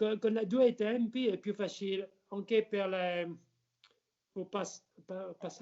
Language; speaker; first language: Italian; non-native, learner; French